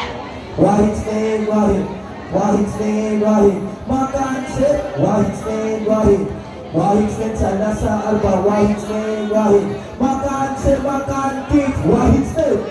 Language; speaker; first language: Arabic; non-native, learner; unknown